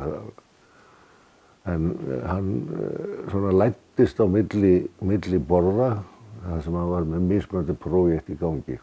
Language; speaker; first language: Icelandic; native; Icelandic